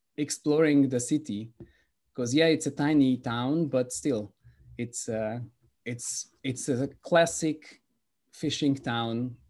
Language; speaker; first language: English; non-native, fluent; Hungarian